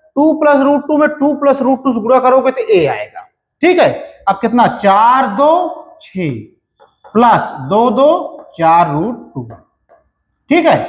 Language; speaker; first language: Hindi; native; Hindi